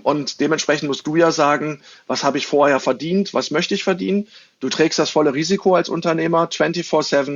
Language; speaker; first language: German; native; German